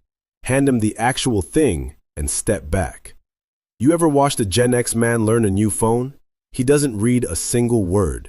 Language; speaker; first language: English; native; English